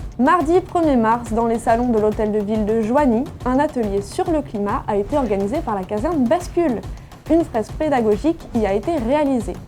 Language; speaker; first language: French; native; French